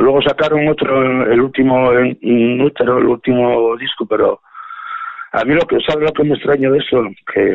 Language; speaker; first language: Spanish; native; Spanish